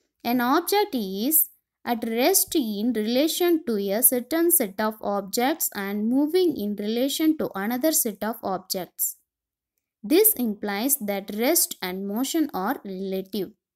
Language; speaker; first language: English; non-native, local second language; Tamil